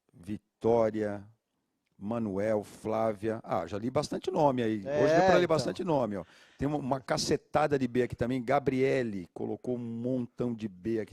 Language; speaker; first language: Portuguese; native; Portuguese